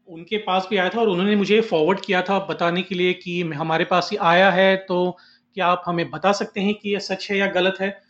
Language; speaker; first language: Hindi; non-native, local second language; Marathi